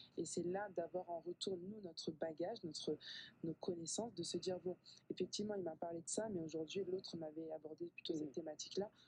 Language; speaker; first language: French; native; French